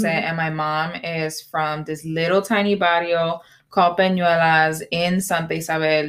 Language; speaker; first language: English; early bilingual, other home language; Spanish